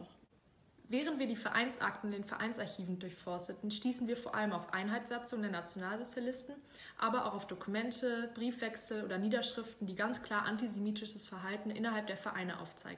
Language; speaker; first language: German; native; German